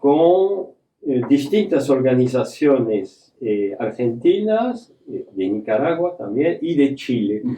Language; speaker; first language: Spanish; non-native, fluent; French